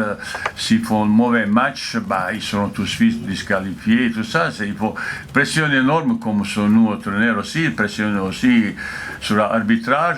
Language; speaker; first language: French; non-native, fluent; Bosnian